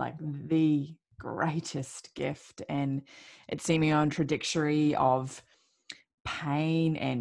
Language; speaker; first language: English; native; English